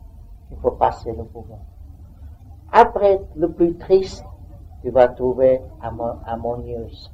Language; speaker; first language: French; non-native, learner; Vietnamese